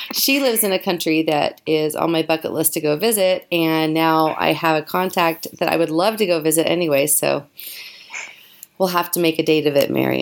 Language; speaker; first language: English; native; English